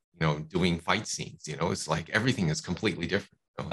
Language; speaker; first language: English; native; English